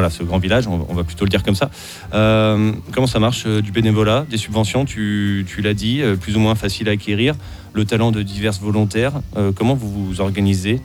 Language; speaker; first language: French; native; French